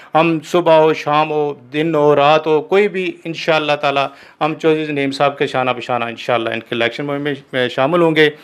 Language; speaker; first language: Urdu; non-native, local second language; Pahari-Potwari